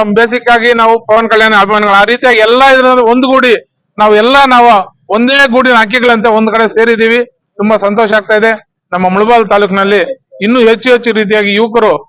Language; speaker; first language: Kannada; non-native, local second language; Telugu